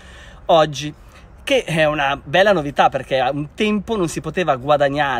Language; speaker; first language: Italian; native; Italian